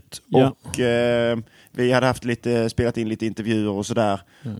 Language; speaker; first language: Swedish; native; Swedish